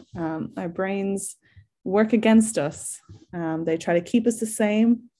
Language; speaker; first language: English; native; English